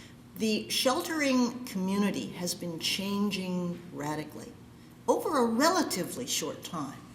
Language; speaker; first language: English; native; English